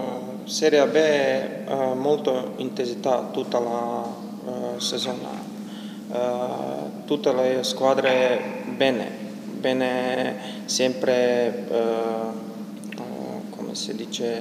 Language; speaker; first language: Italian; non-native, learner; Croatian